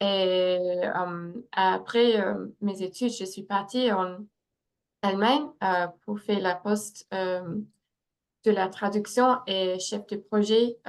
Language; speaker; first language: French; non-native, fluent; English